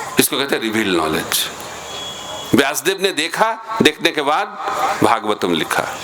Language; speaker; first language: Hindi; non-native, local second language; Bangla